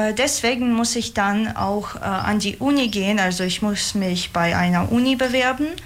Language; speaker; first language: German; non-native, fluent; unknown